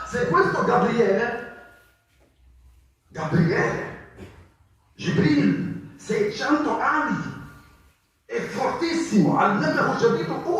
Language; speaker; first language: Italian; non-native, fluent; Arabic